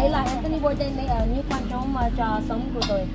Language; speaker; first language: Vietnamese; non-native, learner; English